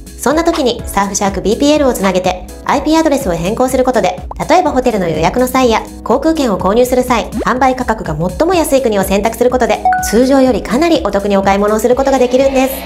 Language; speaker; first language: Japanese; native; Japanese